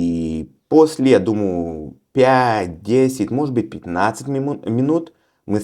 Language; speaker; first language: Russian; early bilingual, heritage; Russian